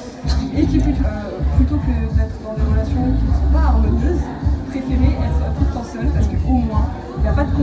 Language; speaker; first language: French; native; French